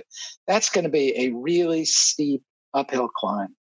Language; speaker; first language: English; native; English